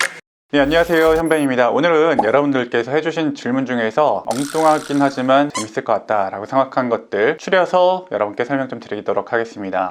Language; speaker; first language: Korean; native; Korean